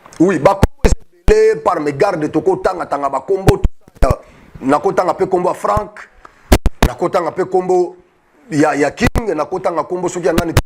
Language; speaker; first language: Lingala; non-native, local second language; Luba-Lulua